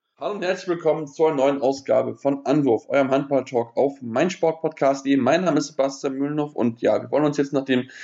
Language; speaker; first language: German; native; German